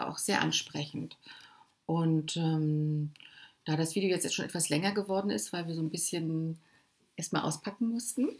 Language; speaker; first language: German; native; German